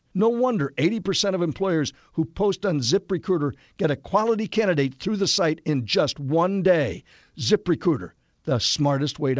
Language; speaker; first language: English; native; English